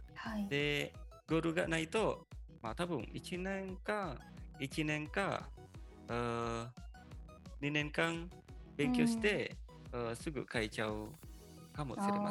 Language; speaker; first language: Japanese; non-native, fluent; Indonesian